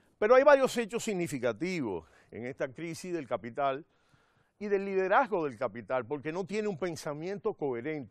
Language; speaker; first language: Spanish; native; Spanish